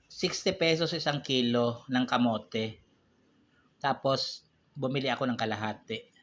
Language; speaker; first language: Filipino; non-native, local second language; Cebuano